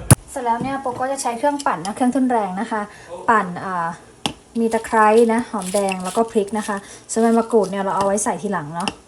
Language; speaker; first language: Thai; native; Thai